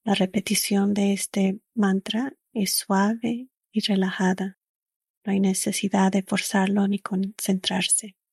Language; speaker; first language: Spanish; early bilingual, other home language; English